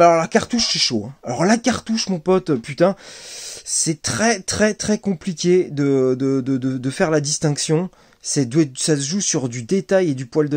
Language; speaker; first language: French; native; French